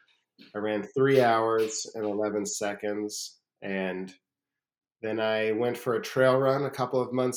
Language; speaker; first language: English; native; English